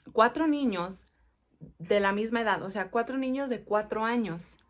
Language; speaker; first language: Spanish; early bilingual, heritage; Spanish